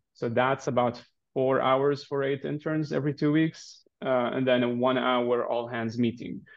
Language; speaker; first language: English; non-native, fluent; Arabic